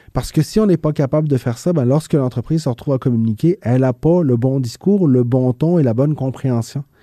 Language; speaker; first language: French; early bilingual, other home language; Spanish